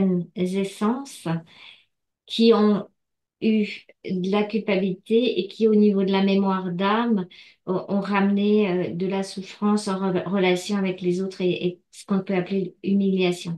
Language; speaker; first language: French; native; French